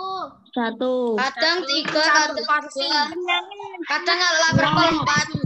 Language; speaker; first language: Malay; native; Malay